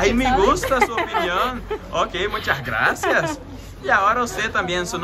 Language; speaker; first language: Spanish; non-native, learner; Portuguese